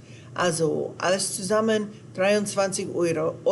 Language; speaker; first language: German; non-native, fluent; English